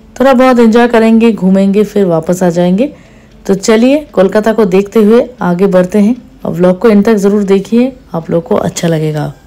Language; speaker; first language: Hindi; non-native, local second language; Bangla